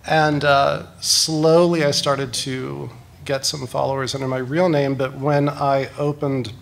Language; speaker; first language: English; native; English